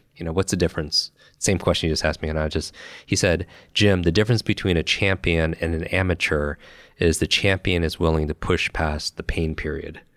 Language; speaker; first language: English; native; English